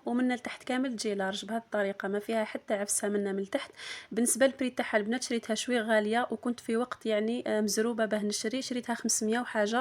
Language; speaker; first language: Arabic; native; Arabic